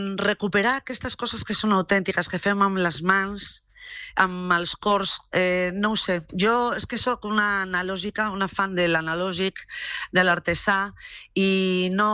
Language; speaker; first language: Catalan; non-native, local second language; Spanish